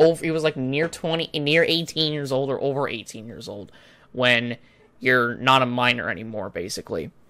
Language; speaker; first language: English; native; English